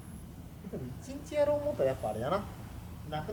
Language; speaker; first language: Japanese; native; Japanese